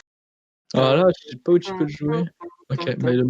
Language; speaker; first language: French; native; French